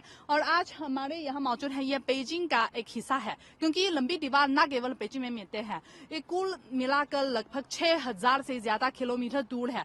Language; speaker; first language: Hindi; non-native, fluent; Chinese